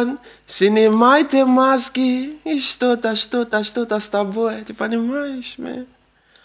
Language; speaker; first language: Russian; non-native, learner; Arabic